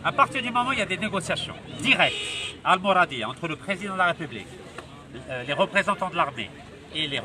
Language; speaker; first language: French; non-native, local second language; Arabic